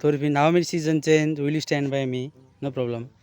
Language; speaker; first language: English; non-native, learner; Nepali